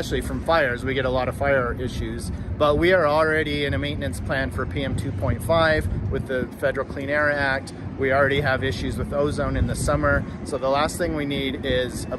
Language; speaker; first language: English; native; English